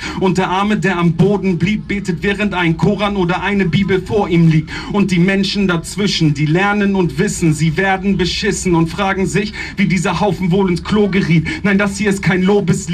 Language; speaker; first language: German; native; German